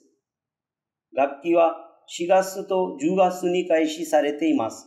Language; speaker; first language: Japanese; non-native, fluent; Urdu